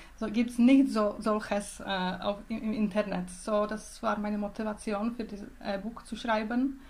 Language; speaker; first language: German; non-native, learner; Czech